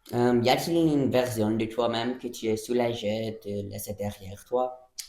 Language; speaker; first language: French; non-native, local second language; English